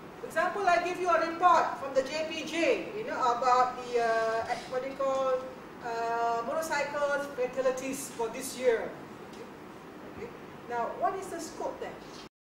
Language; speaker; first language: English; non-native, local second language; Malay